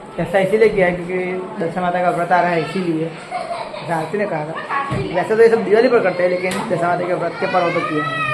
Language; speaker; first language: Hindi; non-native, local second language; Gujarati